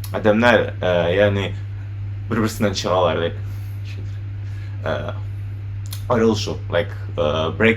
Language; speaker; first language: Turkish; non-native, learner; Tatar